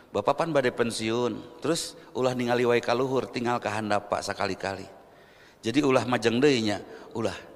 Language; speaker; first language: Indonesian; non-native, local second language; Sundanese